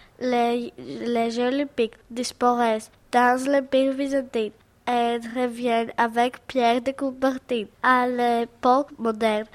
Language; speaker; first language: French; non-native, learner; Greek